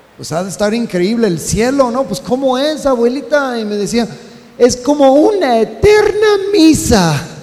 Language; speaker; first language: Spanish; non-native, fluent; English